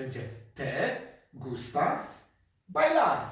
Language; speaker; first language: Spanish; non-native, fluent; Polish